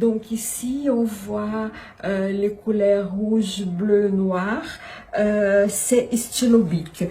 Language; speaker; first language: French; non-native, fluent; Portuguese